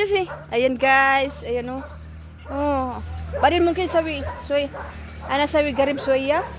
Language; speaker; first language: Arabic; non-native, learner; Filipino